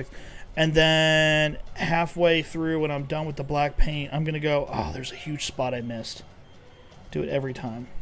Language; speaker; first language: English; native; English